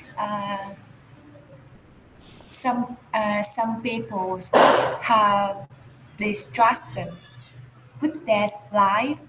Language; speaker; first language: English; non-native, learner; Vietnamese